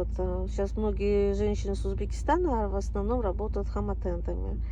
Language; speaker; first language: Russian; non-native, local second language; Tajik